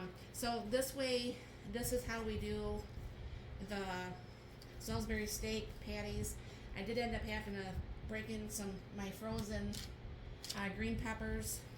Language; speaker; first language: English; native; English